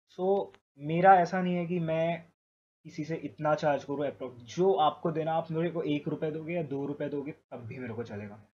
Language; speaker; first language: Hindi; native; Hindi